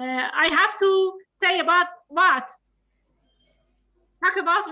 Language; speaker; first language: English; non-native, learner; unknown